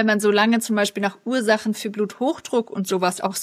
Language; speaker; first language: German; native; German